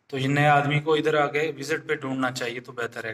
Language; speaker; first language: Hindi; native; Hindi